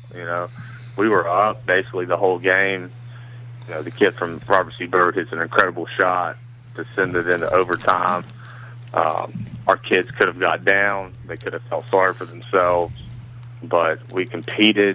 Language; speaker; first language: English; native; English